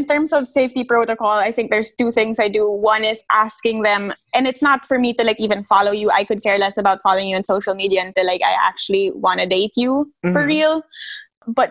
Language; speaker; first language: English; non-native, local second language; Filipino